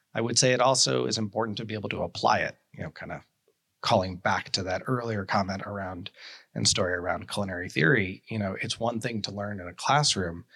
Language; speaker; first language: English; native; English